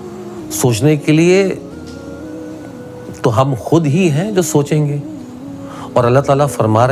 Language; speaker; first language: Urdu; native; Urdu